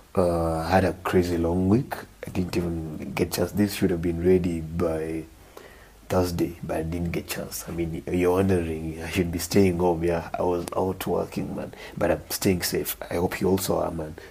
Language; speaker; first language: English; non-native, local second language; Luo (Kenya and Tanzania)